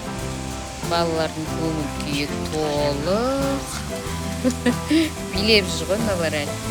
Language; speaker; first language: Kazakh; native; Kazakh